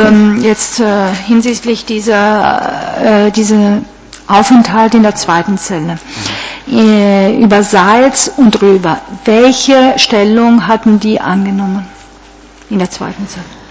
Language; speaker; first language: German; non-native, fluent; Italian